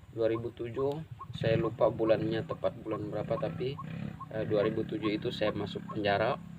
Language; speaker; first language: Indonesian; non-native, local second language; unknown